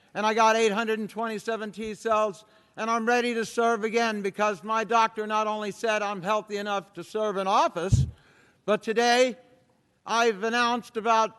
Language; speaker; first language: English; native; English